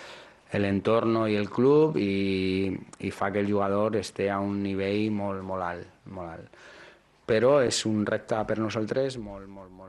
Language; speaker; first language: Catalan; non-native, learner; Spanish